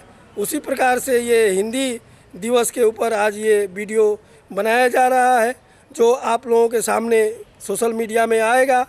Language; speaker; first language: Hindi; native; Hindi